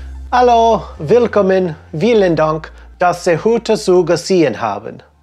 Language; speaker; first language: German; non-native, learner; English